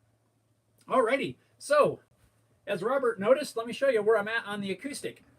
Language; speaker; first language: English; native; English